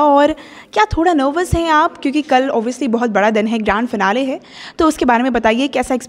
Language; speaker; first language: Hindi; native; Hindi